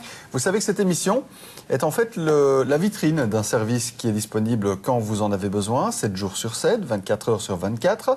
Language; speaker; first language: French; native; French